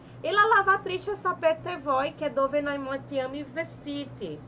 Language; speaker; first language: Italian; non-native, fluent; Portuguese